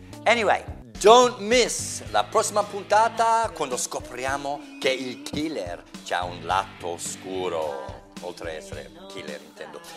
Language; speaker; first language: Italian; non-native, fluent; English